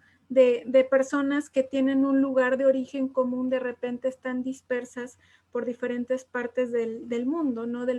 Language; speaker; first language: Spanish; native; Spanish